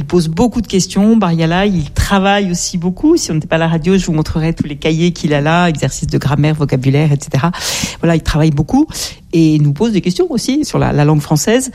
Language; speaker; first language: French; native; French